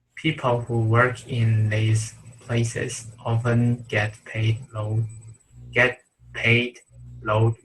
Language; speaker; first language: English; non-native, learner; Chinese